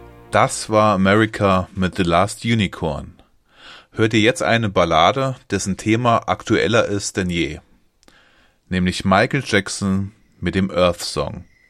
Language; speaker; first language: German; native; German